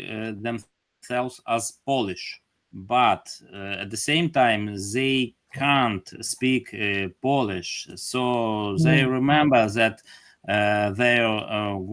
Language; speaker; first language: English; non-native, learner; Ukrainian